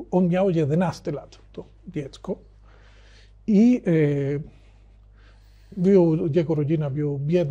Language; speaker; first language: Polish; non-native, learner; Spanish